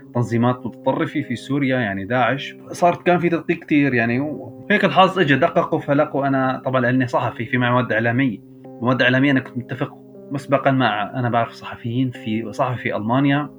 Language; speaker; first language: Arabic; native; Arabic